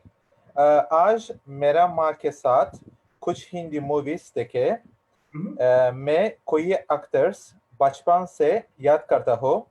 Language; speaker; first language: Hindi; non-native, learner; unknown